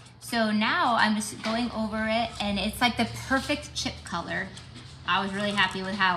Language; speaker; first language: English; native; English